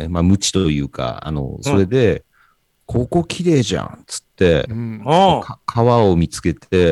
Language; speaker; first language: Japanese; native; Japanese